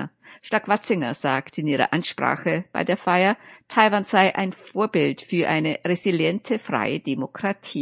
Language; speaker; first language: German; native; German